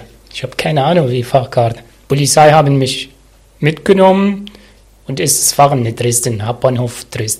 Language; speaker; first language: German; non-native, learner; Arabic